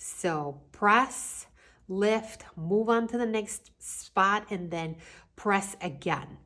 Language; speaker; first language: English; native; English